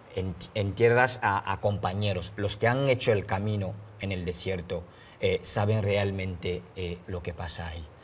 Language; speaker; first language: Spanish; non-native, fluent; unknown